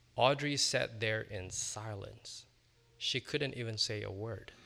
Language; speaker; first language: English; non-native, fluent; Indonesian